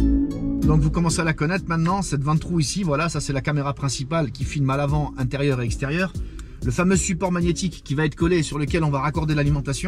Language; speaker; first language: French; native; French